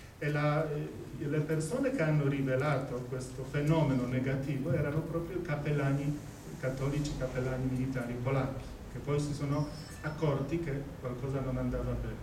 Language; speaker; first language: Italian; non-native, fluent; Polish